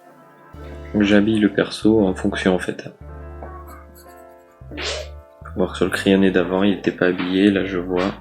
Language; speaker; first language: French; native; French